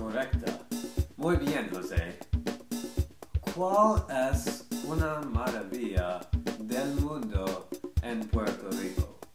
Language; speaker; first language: Spanish; non-native, learner; English